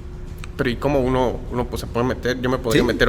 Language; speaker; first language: Spanish; native; Spanish